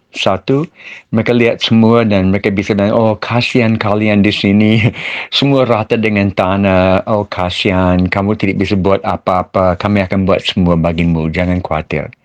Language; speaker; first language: Malay; non-native, fluent; English